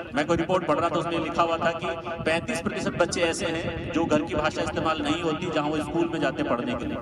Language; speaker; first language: Hindi; native; Hindi